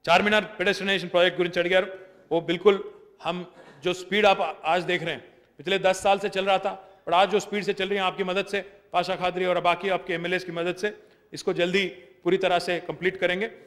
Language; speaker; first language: Hindi; non-native, local second language; Telugu